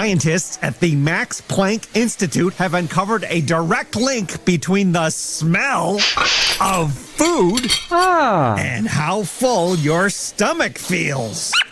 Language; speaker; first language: English; native; English